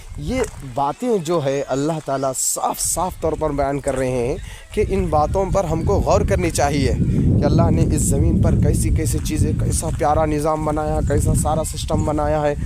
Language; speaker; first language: Urdu; native; Urdu